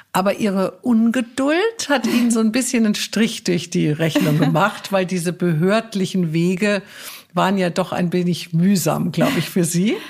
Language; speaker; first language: German; native; German